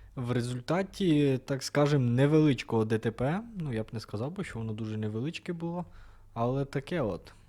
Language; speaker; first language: Ukrainian; non-native, local second language; Russian